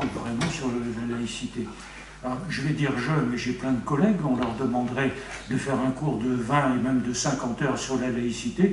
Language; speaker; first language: French; native; French